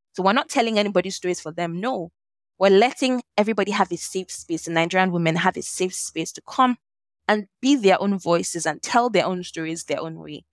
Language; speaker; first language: English; non-native, local second language; Yoruba